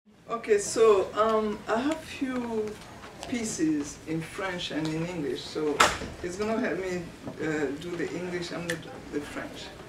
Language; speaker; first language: English; non-native, local second language; Duala